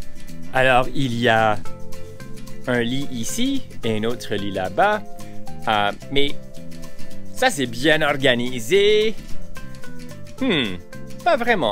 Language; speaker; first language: French; non-native, local second language; English